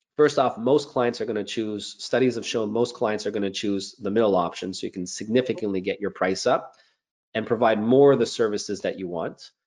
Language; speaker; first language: English; native; English